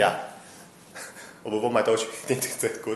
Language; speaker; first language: German; non-native, fluent; Chinese